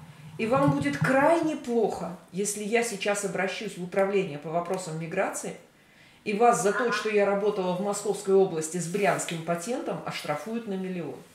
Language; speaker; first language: Russian; native; Russian